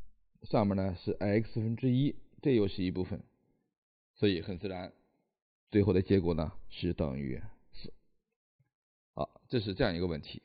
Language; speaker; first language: Chinese; native; Chinese